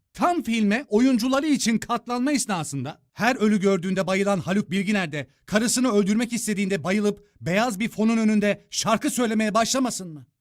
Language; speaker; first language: Turkish; native; Turkish